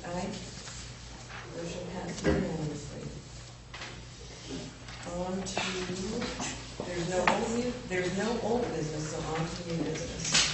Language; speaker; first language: English; native; English